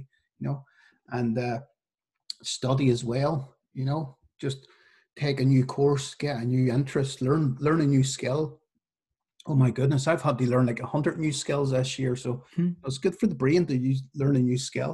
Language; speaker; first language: English; native; English